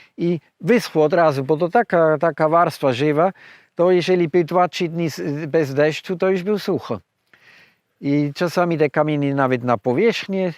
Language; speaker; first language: Polish; non-native, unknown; German